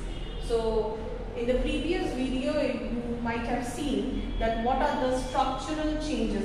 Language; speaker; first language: English; non-native, local second language; Bangla